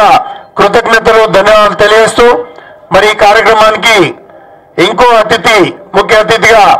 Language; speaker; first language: Telugu; native; Telugu